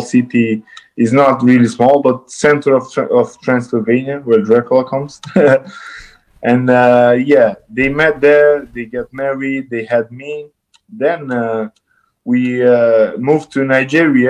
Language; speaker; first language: English; non-native, fluent; Romanian